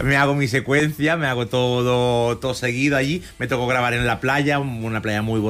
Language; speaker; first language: Spanish; native; Spanish